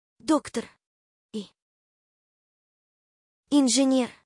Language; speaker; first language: Russian; non-native, learner; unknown